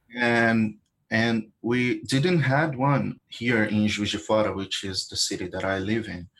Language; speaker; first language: English; non-native, fluent; Portuguese